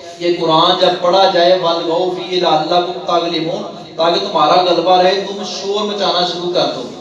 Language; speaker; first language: Urdu; non-native, local second language; Punjabi